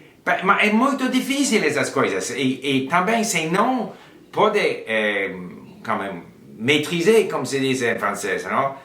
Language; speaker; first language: Portuguese; non-native, learner; English